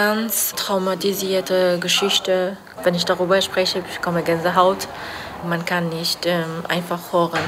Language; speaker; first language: German; non-native, learner; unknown